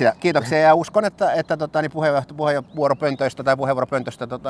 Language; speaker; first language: Finnish; native; Finnish